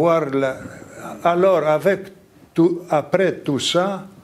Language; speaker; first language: French; non-native, fluent; Greek